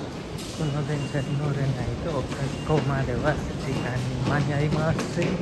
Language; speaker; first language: Japanese; non-native, learner; Nepali